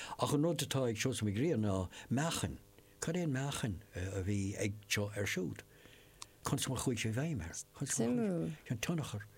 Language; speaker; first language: Irish; non-native, local second language; English